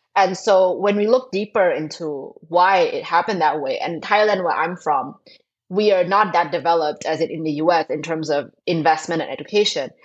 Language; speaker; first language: English; non-native, fluent; Thai